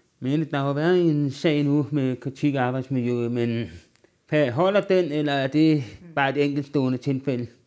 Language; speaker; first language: Danish; native; Danish